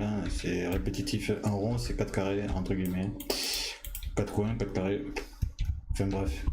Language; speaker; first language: French; native; French